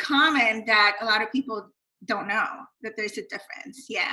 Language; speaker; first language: English; non-native, local second language; Filipino